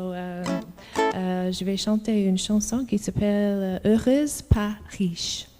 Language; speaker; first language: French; non-native, local second language; English